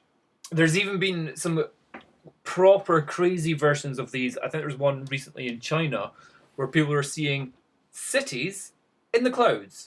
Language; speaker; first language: English; native; English